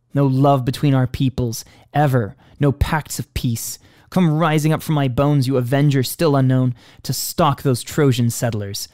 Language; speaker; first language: English; native; English